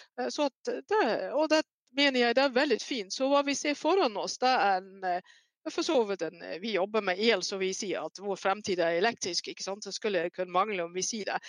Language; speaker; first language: Norwegian; non-native, fluent; Dutch